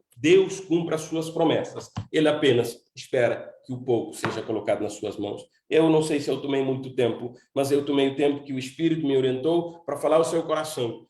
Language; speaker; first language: Portuguese; non-native, local second language; Kabuverdianu